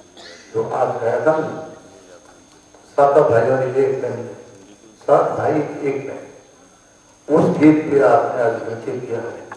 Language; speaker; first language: Hindi; native; Hindi